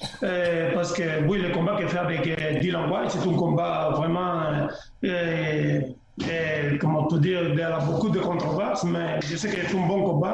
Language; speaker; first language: French; non-native, fluent; Spanish